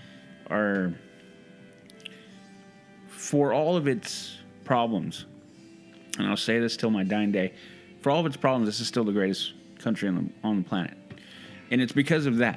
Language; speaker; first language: English; native; English